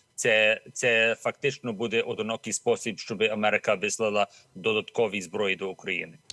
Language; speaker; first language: Ukrainian; early bilingual, heritage; Ukrainian